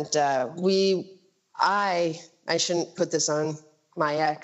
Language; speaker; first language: English; native; English